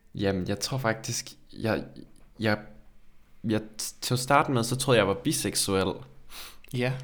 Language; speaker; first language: Danish; early bilingual, other home language; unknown